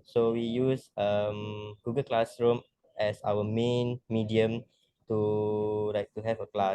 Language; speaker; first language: English; non-native, learner; Malay